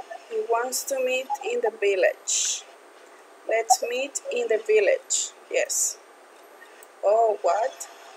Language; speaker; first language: English; non-native, fluent; Spanish